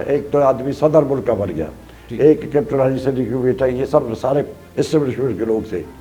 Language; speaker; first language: Urdu; non-native, local second language; Sindhi